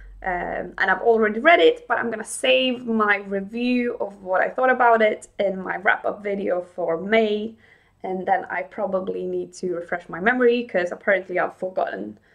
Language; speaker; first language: English; non-native, fluent; Swedish